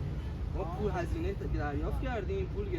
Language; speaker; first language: Persian; native; Persian